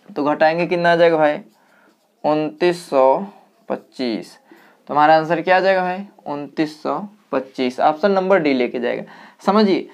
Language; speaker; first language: Hindi; native; Hindi